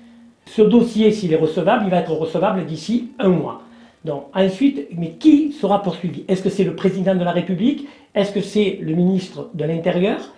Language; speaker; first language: French; native; French